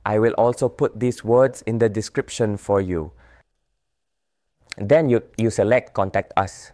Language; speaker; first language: English; non-native, learner; Vietnamese